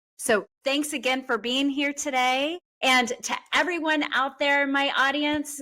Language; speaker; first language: English; native; English